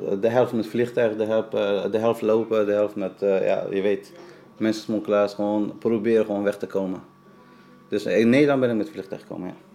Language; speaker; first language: Dutch; non-native, fluent; Persian